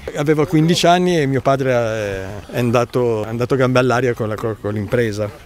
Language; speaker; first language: Italian; native; Italian